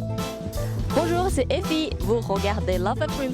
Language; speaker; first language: French; non-native, fluent; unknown